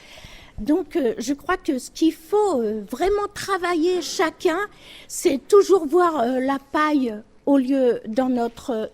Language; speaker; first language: French; native; French